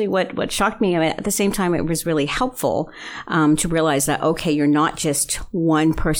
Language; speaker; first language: English; native; English